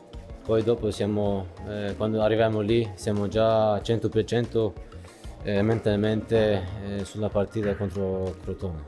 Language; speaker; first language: Italian; non-native, fluent; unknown